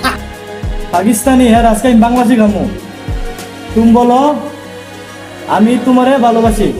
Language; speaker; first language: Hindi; non-native, learner; Bangla